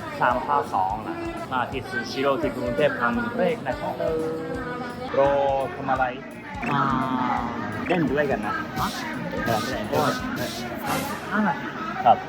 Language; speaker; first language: Thai; non-native, learner; Japanese